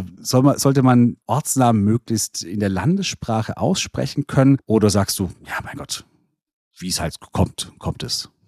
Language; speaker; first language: German; native; German